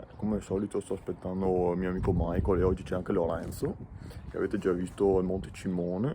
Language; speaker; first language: Italian; native; Italian